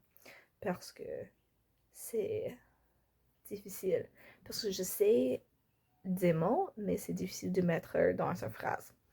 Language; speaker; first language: French; non-native, learner; English